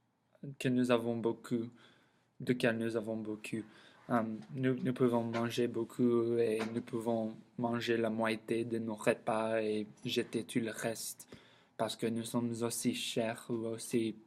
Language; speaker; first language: French; non-native, learner; English